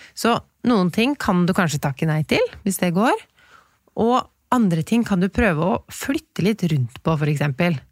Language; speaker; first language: Norwegian; native; Norwegian